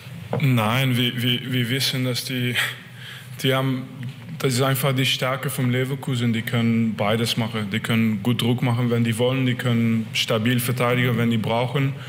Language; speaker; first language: German; non-native, fluent; French